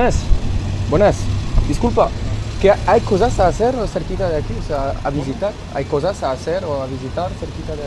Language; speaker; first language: Spanish; non-native, learner; French